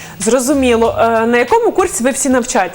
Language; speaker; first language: Ukrainian; native; Ukrainian